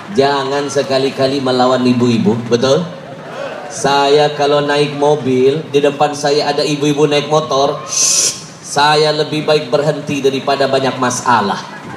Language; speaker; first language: Indonesian; native; Indonesian